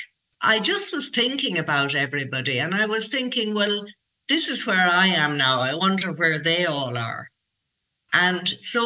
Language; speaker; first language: English; native; English